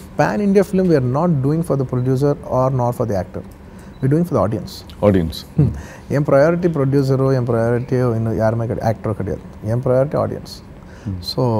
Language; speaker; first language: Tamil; non-native, local second language; Telugu